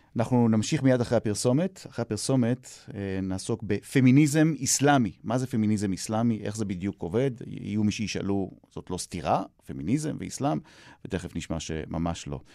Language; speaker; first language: Hebrew; native; Hebrew